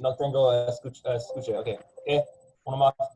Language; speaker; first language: Spanish; non-native, learner; English